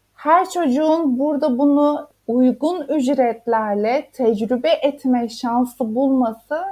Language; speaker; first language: Turkish; native; Turkish